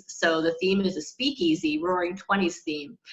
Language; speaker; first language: English; native; English